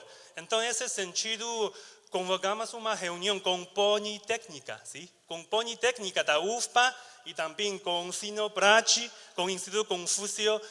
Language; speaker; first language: Portuguese; non-native, learner; Chinese